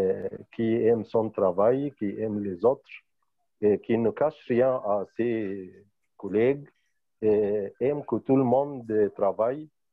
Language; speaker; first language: French; non-native, fluent; Arabic